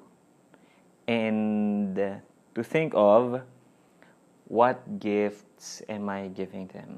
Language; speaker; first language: English; non-native, local second language; Filipino